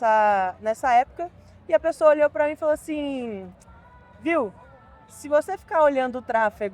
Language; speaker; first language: Portuguese; native; Portuguese